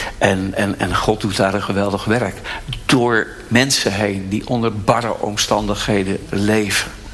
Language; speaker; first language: Dutch; native; Dutch